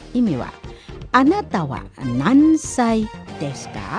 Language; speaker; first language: Japanese; non-native, fluent; Indonesian